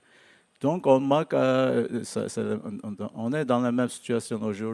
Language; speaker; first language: French; non-native, learner; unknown